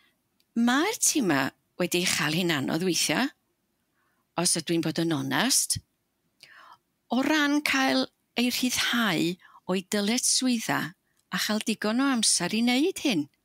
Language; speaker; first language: Welsh; native; Welsh